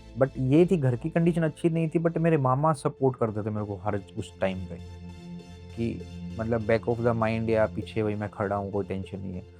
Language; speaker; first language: Hindi; native; Hindi